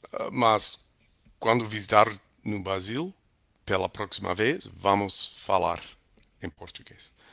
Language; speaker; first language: Portuguese; non-native, learner; English